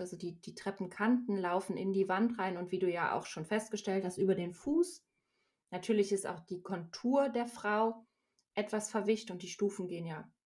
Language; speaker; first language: German; native; German